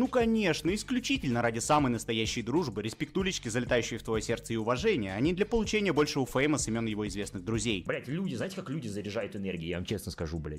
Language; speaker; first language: Russian; native; Russian